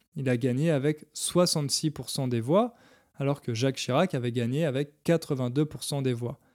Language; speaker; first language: French; native; French